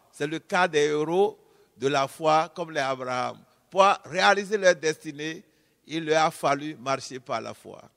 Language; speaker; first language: French; non-native, local second language; Fon